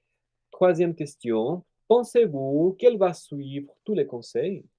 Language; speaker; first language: French; non-native, fluent; Spanish